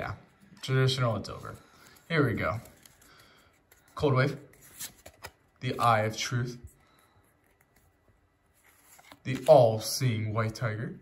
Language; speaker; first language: English; native; English